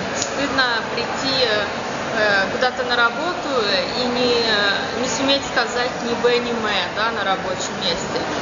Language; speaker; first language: Russian; native; Russian